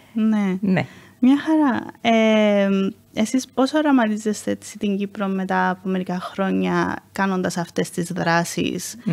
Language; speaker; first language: Greek; native; Greek